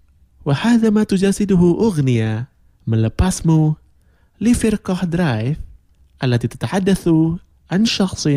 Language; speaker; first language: Arabic; non-native, fluent; Indonesian